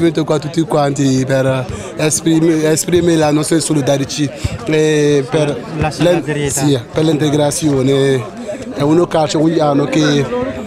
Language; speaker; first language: Italian; non-native, learner; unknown